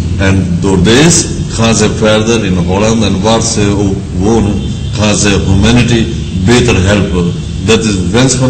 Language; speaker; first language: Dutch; non-native, learner; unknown